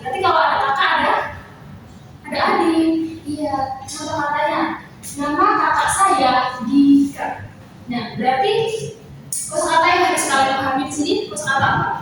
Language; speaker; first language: Indonesian; native; Indonesian